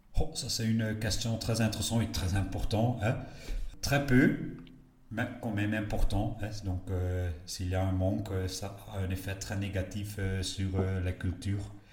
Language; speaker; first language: French; non-native, local second language; Dutch